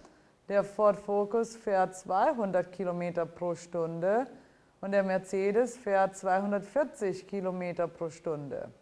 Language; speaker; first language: German; non-native, fluent; Italian